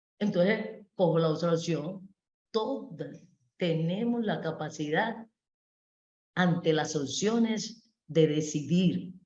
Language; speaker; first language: Spanish; native; Spanish